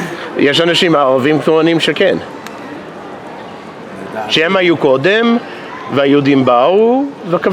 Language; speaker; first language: Hebrew; non-native, fluent; English